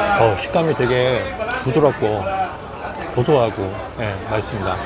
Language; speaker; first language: Korean; native; Korean